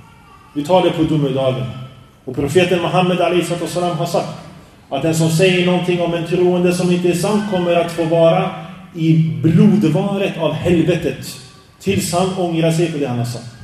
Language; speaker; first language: Swedish; early bilingual, other home language; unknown